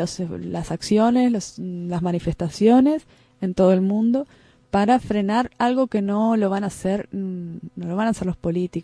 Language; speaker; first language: Spanish; native; Spanish